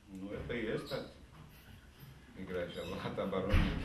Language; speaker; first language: Russian; non-native, fluent; Georgian